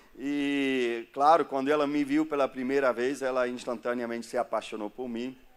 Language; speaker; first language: Portuguese; non-native, fluent; German